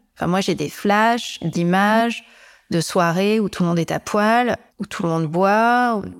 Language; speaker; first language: French; native; French